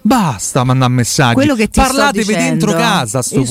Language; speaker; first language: Italian; native; Italian